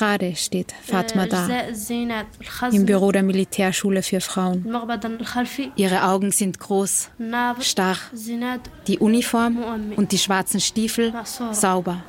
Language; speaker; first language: German; native; German